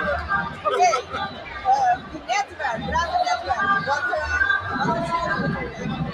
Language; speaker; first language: Dutch; non-native, local second language; Papiamento